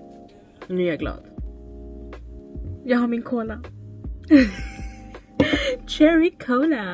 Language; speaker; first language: Swedish; early bilingual, other home language; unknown